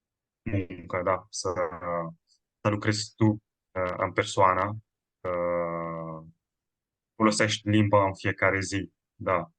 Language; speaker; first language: Romanian; non-native, fluent; Italian